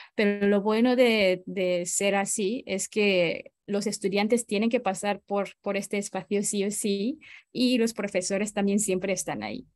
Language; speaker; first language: Spanish; non-native, fluent; Japanese